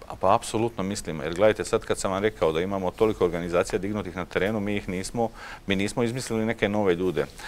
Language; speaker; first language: Croatian; native; Croatian